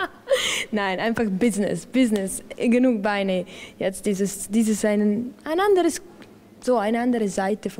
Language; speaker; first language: German; non-native, local second language; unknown